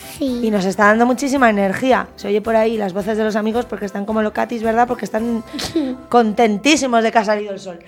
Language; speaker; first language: Spanish; native; Spanish